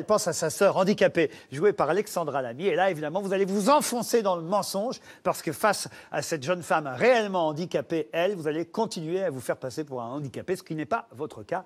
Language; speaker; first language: French; native; French